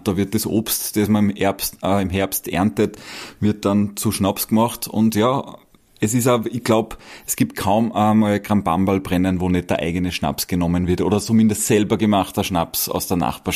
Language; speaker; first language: German; native; German